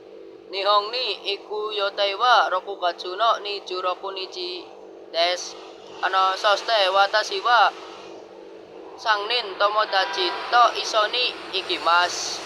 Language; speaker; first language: Japanese; non-native, learner; Indonesian